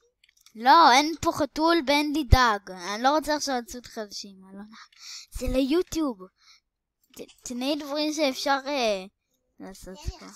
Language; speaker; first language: Hebrew; native; Hebrew